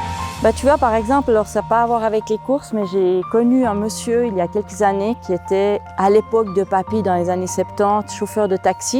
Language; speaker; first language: French; native; French